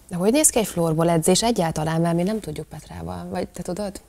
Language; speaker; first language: Hungarian; native; Hungarian